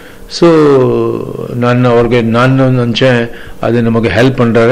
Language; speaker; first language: Tamil; non-native, local second language; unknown